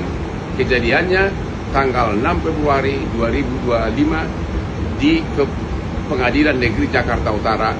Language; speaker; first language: Indonesian; native; Indonesian